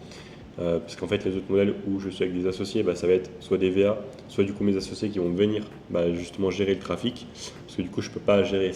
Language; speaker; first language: French; native; French